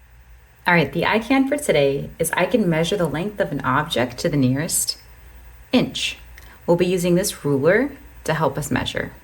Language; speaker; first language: English; native; English